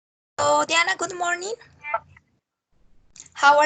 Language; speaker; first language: English; non-native, fluent; Spanish